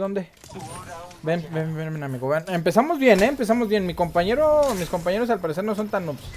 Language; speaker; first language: Spanish; native; Spanish